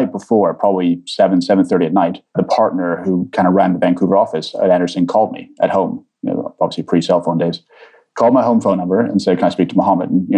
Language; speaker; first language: English; native; English